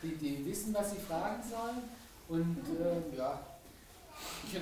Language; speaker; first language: German; native; German